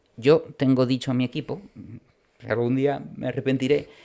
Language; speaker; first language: Spanish; native; Spanish